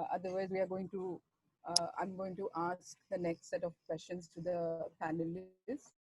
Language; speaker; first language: English; non-native, local second language; Assamese